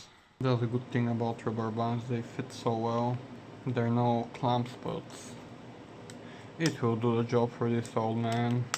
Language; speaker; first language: English; non-native, fluent; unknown